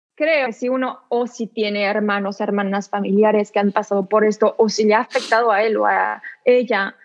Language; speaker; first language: Spanish; non-native, fluent; French